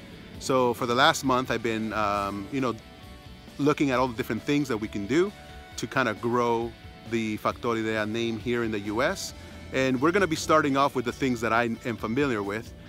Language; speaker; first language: English; early bilingual, other home language; Spanish